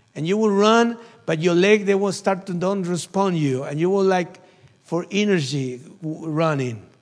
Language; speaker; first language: English; non-native, learner; Spanish